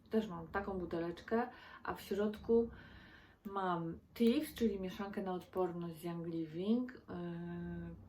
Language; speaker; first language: Polish; native; Polish